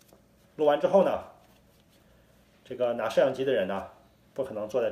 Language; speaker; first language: Chinese; native; Chinese